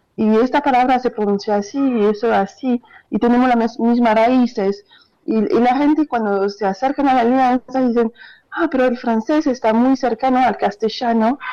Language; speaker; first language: Spanish; non-native, fluent; French